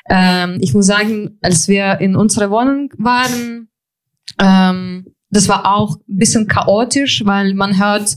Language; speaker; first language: German; non-native, fluent; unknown